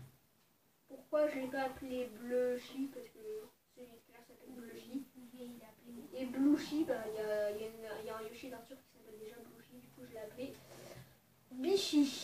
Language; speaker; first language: French; native; French